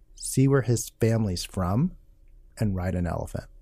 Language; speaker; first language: English; native; English